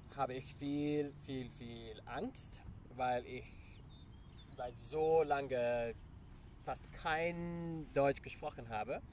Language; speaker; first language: German; non-native, learner; English